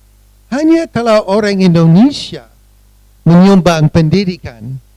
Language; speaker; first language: Indonesian; non-native, fluent; English